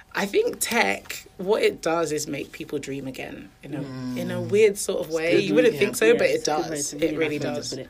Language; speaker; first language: English; native; English